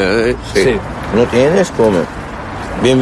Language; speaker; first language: Spanish; non-native, learner; Arabic